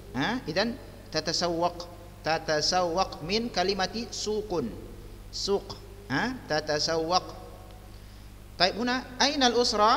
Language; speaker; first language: Arabic; non-native, fluent; Indonesian